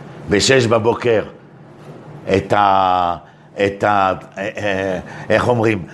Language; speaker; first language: Hebrew; non-native, fluent; French